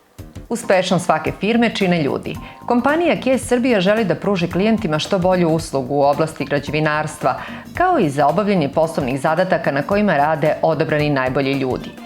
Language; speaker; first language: Serbian; native; Serbian